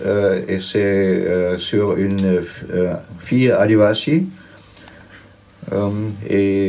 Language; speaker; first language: French; non-native, fluent; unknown